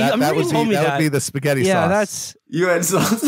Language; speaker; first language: English; native; English